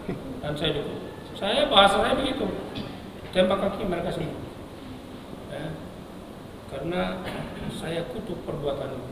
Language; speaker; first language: Indonesian; non-native, local second language; Tetum